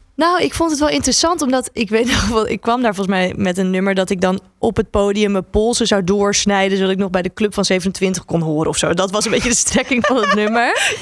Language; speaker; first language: Dutch; native; Dutch